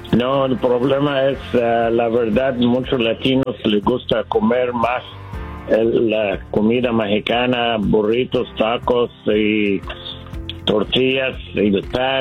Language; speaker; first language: Spanish; non-native, learner; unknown